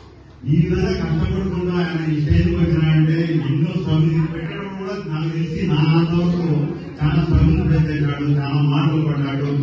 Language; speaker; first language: Telugu; native; Telugu